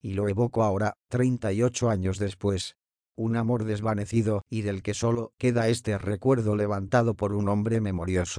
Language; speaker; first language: Spanish; native; Spanish